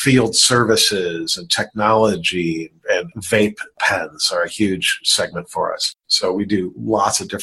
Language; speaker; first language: English; native; English